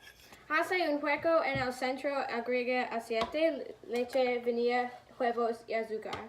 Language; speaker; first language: Spanish; non-native, learner; English